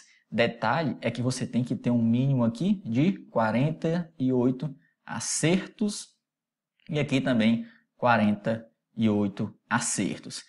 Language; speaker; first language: Portuguese; native; Portuguese